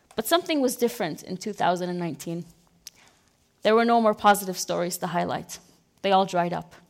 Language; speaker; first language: English; non-native, fluent; Arabic